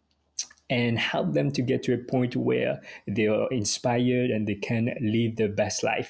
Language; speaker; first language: English; non-native, fluent; Morisyen